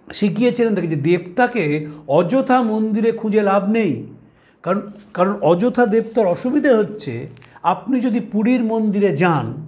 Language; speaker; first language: Bangla; native; Bangla